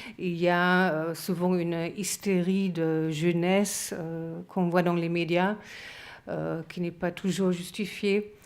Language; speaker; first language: French; non-native, fluent; German